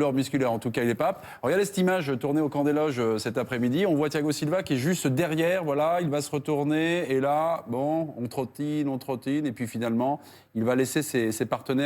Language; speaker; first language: French; native; French